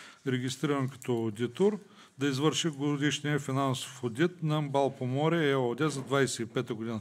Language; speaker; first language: Bulgarian; native; Bulgarian